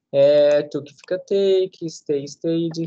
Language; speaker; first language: English; non-native, learner; Portuguese